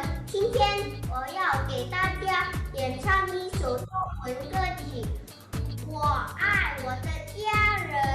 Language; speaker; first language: Chinese; non-native, learner; Indonesian